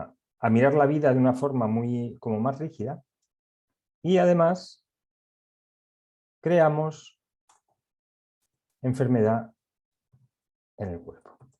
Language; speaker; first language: Spanish; native; Spanish